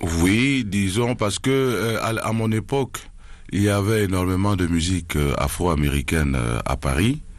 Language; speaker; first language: French; non-native, local second language; Duala